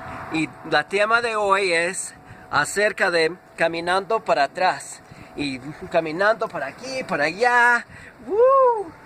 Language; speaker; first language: Spanish; non-native, fluent; English